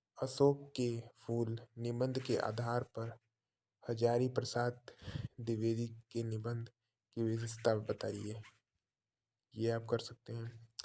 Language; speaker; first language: Hindi; native; Hindi